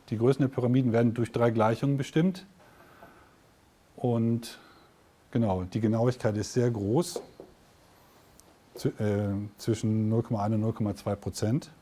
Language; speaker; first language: German; native; German